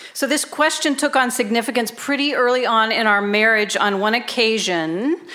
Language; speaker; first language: English; native; English